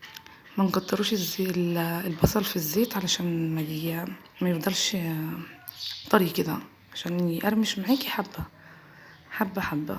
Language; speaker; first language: Arabic; native; Arabic